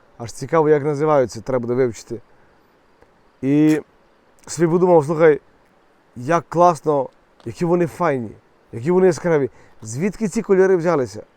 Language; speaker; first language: Ukrainian; native; Ukrainian